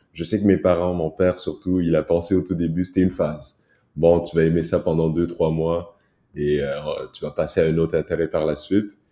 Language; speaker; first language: French; early bilingual, other home language; Kinyarwanda